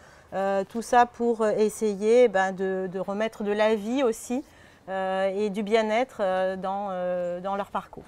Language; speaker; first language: French; native; French